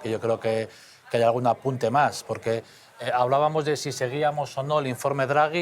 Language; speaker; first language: Spanish; native; Spanish